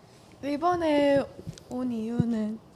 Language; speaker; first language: Korean; early bilingual, heritage; Korean